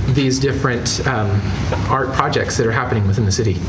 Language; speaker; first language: English; native; English